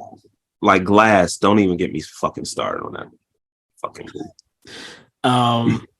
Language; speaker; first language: English; native; English